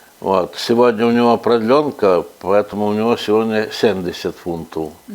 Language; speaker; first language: Russian; native; Russian